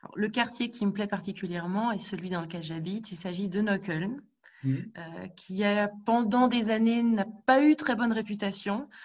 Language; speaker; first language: French; native; French